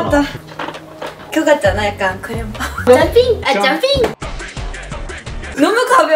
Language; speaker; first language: Korean; non-native, fluent; Japanese